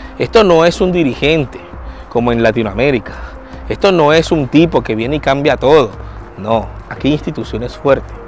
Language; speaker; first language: Spanish; native; Spanish